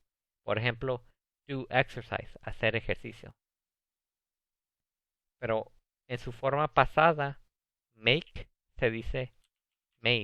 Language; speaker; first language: Spanish; early bilingual, heritage; Spanish